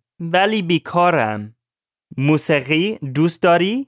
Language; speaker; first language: Persian; non-native, learner; English